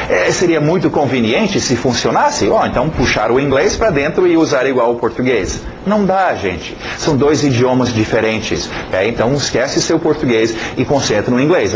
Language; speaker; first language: Portuguese; native; Portuguese